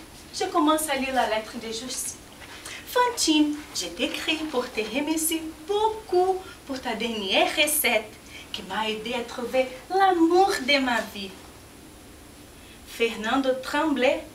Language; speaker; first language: French; non-native, learner; Portuguese